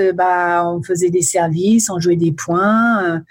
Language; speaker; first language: French; early bilingual, heritage; French